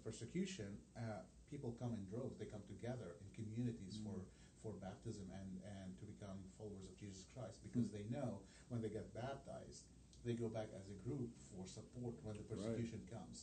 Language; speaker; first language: English; non-native, fluent; Arabic